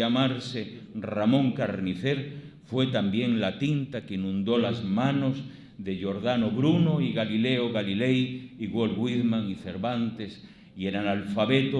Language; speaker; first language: Spanish; native; Spanish